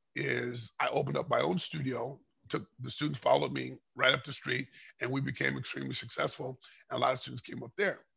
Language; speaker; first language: English; native; English